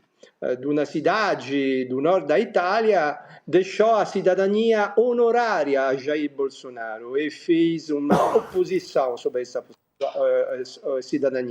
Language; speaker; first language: Portuguese; non-native, fluent; Italian